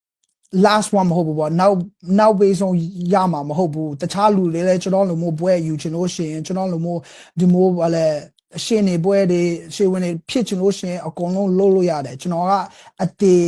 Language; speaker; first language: Burmese; non-native, learner; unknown